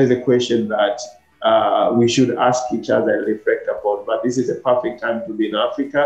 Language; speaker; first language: English; non-native, local second language; Swahili